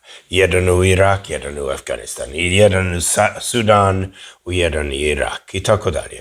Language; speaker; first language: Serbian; early bilingual, heritage; English